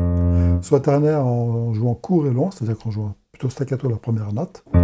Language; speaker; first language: French; native; French